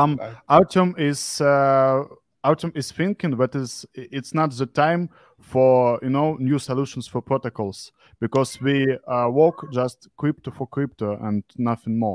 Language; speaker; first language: English; non-native, fluent; Russian